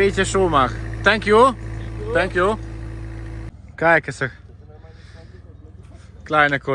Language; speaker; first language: Dutch; non-native, learner; Polish